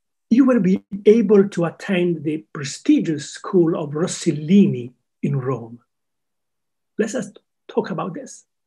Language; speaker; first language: English; non-native, fluent; Italian